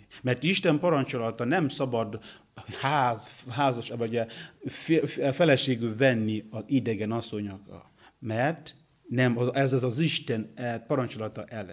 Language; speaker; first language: Hungarian; non-native, learner; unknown